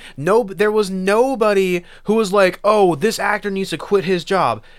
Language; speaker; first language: English; early bilingual, other home language; Filipino